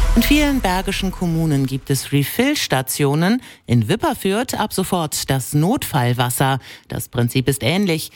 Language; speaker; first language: German; native; German